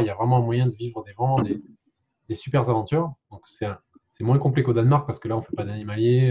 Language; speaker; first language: French; native; French